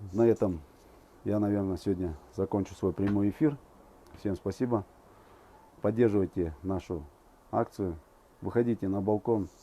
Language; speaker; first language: Russian; non-native, local second language; Kazakh